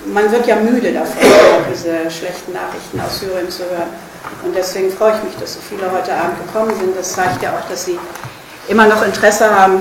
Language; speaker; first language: German; native; German